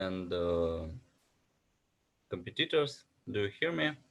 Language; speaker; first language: English; non-native, learner; Russian